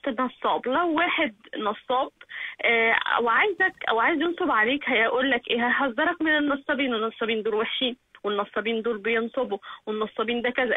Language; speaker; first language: Arabic; native; Arabic